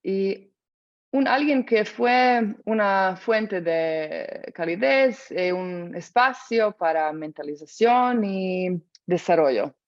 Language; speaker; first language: Spanish; non-native, fluent; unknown